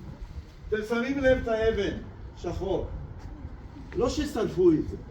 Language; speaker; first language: Hebrew; non-native, local second language; Armenian